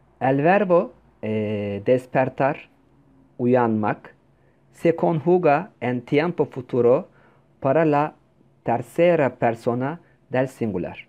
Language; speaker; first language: Spanish; non-native, fluent; Turkish